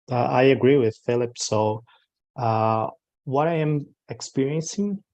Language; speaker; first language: English; non-native, learner; Portuguese